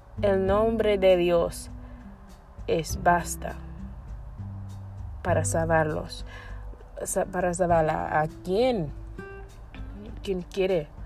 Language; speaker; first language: Spanish; non-native, learner; English